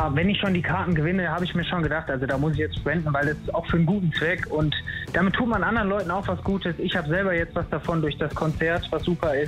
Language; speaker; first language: German; native; German